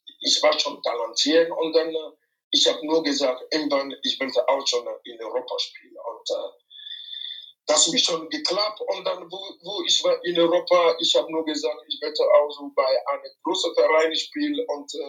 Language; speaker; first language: German; non-native, fluent; French